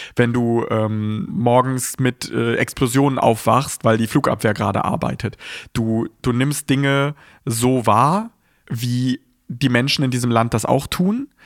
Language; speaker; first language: German; early bilingual, other home language; Russian